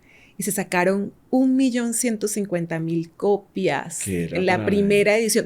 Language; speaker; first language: Spanish; native; Spanish